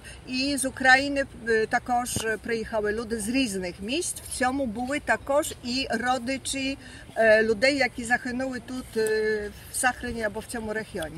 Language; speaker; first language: Ukrainian; early bilingual, heritage; Ukrainian